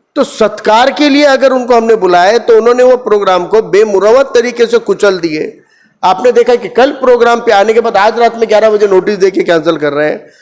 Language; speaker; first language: Hindi; non-native, local second language; Urdu